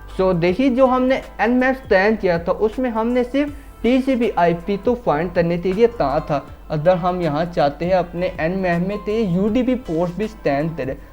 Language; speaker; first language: Urdu; non-native, local second language; Punjabi